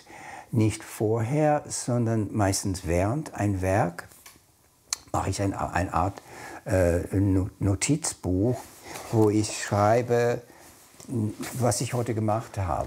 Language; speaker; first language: German; non-native, fluent; English